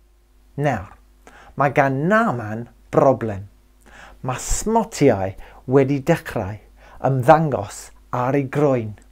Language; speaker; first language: Welsh; non-native, local second language; English